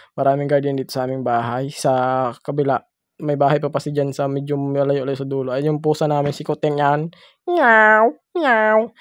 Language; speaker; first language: Filipino; non-native, local second language; Masbatenyo